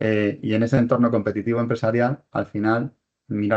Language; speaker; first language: Spanish; native; Spanish